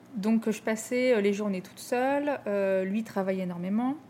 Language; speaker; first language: French; native; French